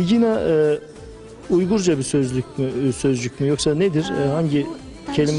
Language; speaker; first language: Turkish; native; Turkish